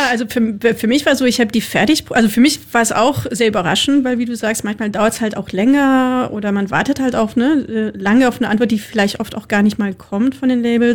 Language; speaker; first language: German; native; German